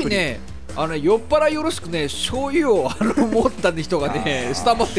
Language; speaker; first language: Japanese; native; Japanese